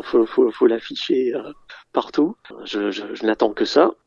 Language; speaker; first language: French; early bilingual, other home language; English